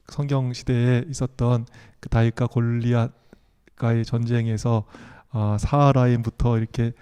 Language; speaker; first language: Korean; native; Korean